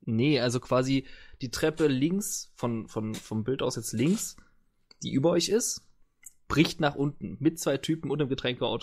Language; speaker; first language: German; native; German